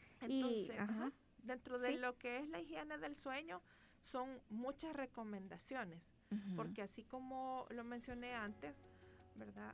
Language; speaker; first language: Spanish; native; Spanish